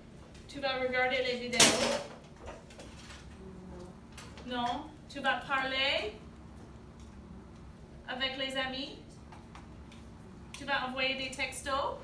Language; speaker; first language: French; non-native, fluent; English